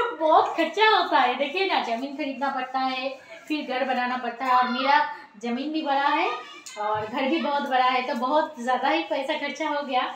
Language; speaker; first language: Hindi; non-native, local second language; Bangla